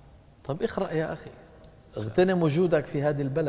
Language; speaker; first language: Arabic; native; Arabic